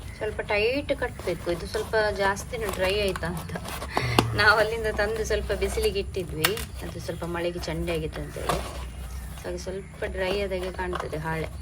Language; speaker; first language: Kannada; non-native, local second language; Tulu